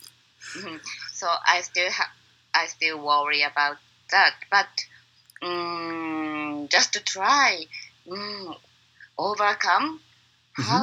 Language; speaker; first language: English; non-native, learner; Japanese